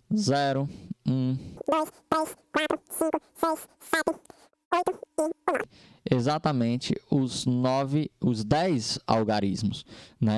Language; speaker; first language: Portuguese; native; Portuguese